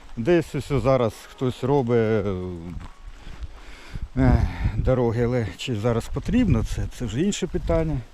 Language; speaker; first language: Ukrainian; non-native, local second language; Russian